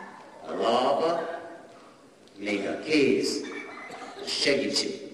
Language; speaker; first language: Hungarian; non-native, learner; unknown